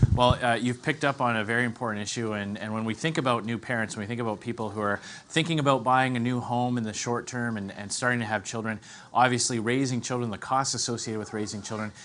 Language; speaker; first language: English; native; English